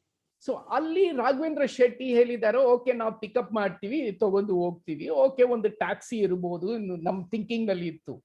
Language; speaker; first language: Kannada; non-native, local second language; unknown